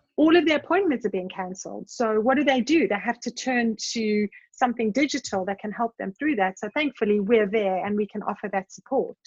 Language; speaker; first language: English; native; English